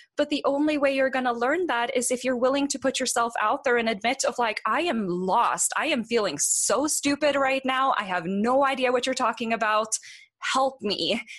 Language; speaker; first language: English; non-native, fluent; Norwegian